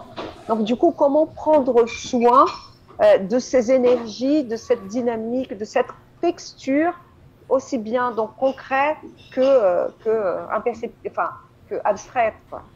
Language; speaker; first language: French; non-native, fluent; Portuguese